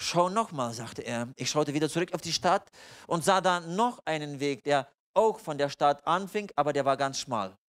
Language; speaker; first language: German; non-native, fluent; Russian